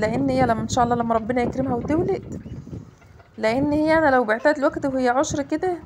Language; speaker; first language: Arabic; native; Arabic